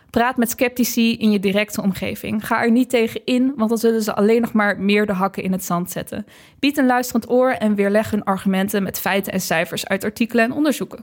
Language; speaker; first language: Dutch; native; Dutch